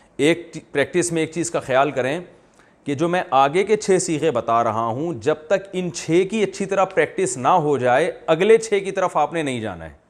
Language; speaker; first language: Urdu; native; Urdu